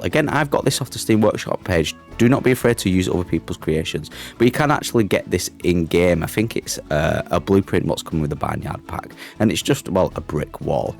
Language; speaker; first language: English; native; English